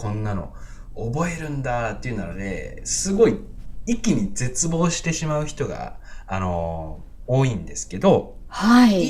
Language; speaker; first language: Japanese; native; Japanese